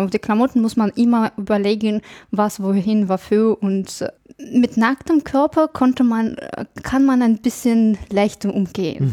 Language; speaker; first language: German; non-native, fluent; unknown